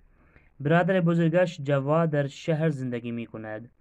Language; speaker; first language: Persian; non-native, fluent; Urdu